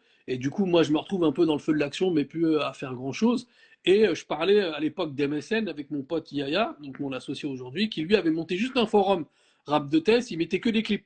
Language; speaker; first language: French; native; French